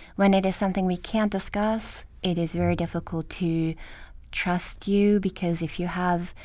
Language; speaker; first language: English; early bilingual, other home language; Norwegian